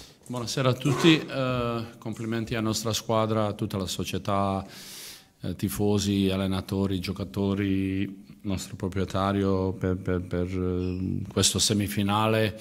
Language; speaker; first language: Italian; non-native, fluent; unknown